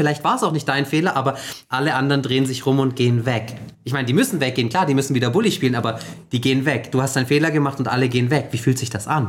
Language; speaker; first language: German; native; German